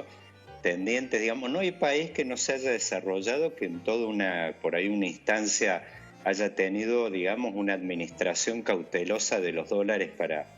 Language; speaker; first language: Spanish; native; Spanish